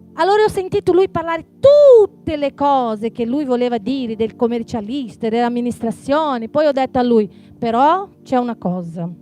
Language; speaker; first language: Italian; non-native, fluent; Portuguese